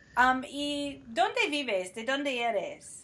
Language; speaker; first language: Spanish; non-native, fluent; English